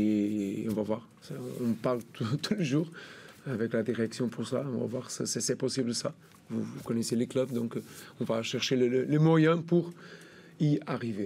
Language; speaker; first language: French; non-native, learner; Portuguese